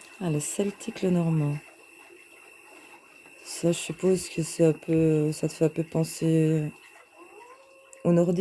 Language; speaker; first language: French; native; French